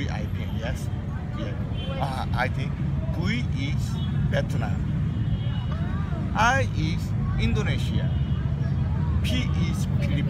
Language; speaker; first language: English; non-native, learner; Korean